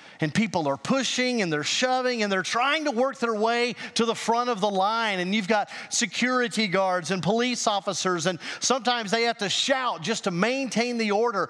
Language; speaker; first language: English; native; English